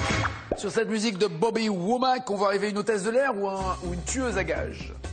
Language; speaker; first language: French; native; French